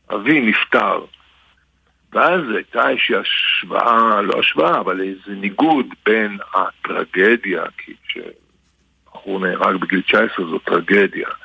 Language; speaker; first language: Hebrew; native; Hebrew